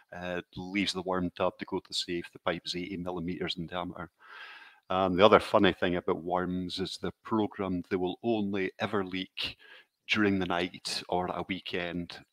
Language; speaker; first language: English; native; English